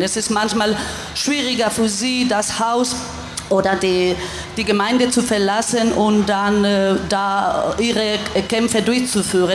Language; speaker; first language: German; non-native, fluent; Spanish